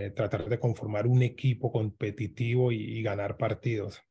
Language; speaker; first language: Spanish; native; Spanish